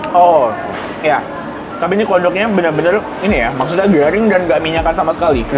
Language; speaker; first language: Indonesian; native; Indonesian